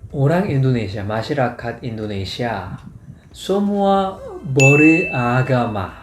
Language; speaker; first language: Indonesian; non-native, learner; Korean